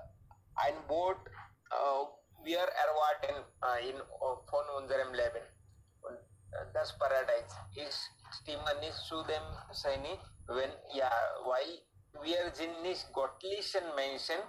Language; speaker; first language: German; non-native, learner; Hindi